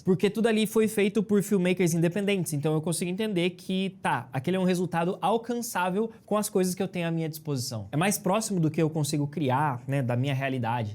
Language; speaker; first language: Portuguese; native; Portuguese